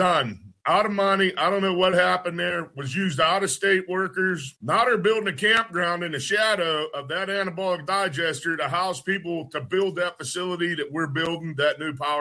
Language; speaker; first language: English; native; English